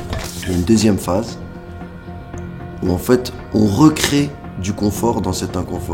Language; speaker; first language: French; native; French